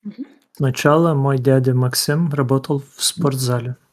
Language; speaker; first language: Russian; non-native, learner; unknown